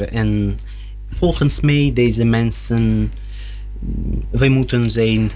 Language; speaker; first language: Dutch; non-native, learner; Russian